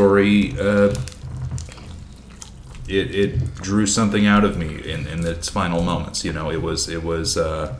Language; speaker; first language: English; native; English